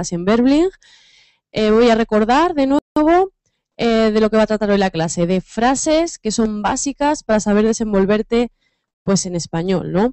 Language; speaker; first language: Spanish; native; Spanish